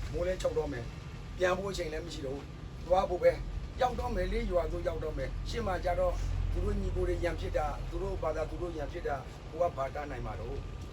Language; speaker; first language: Burmese; non-native, local second language; S'gaw Karen